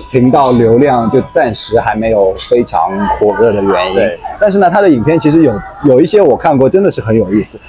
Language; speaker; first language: Chinese; native; Chinese